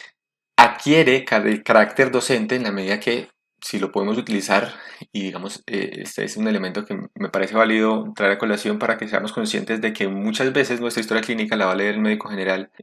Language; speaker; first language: Spanish; native; Spanish